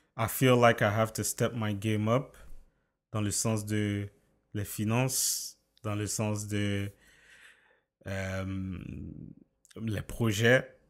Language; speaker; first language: French; native; French